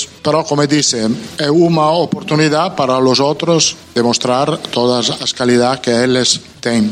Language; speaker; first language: Portuguese; non-native, learner; Italian